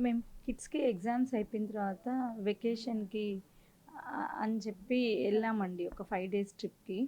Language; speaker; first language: Telugu; native; Telugu